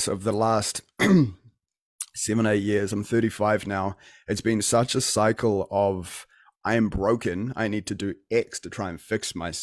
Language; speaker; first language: English; native; English